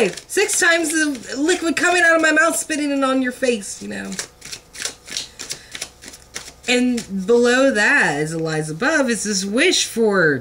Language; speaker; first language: English; native; English